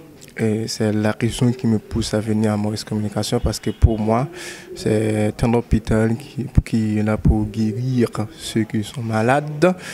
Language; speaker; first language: French; non-native, local second language; Haitian Creole